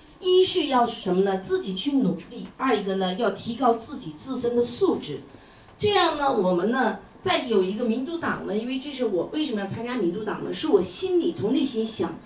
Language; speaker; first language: Chinese; native; Chinese